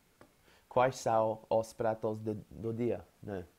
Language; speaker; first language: Portuguese; non-native, learner; English